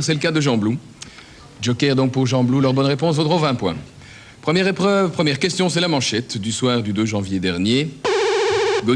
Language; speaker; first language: French; native; French